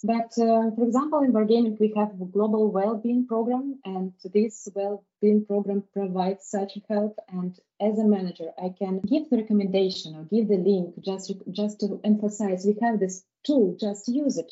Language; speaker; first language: English; non-native, fluent; Russian